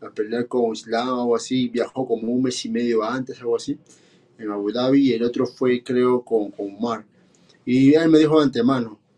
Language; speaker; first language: Spanish; native; Spanish